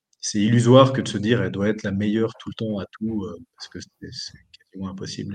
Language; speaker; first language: French; native; French